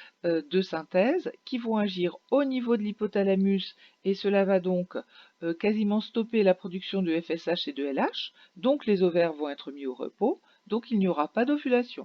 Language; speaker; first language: French; native; French